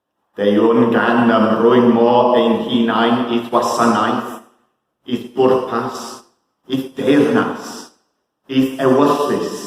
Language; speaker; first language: Welsh; non-native, fluent; English